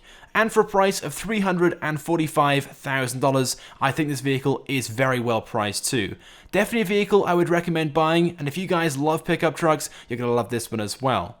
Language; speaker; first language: English; native; English